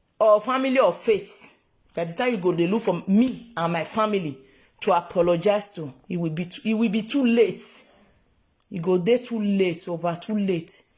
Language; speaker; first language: Nigerian Pidgin; non-native, local second language; Yoruba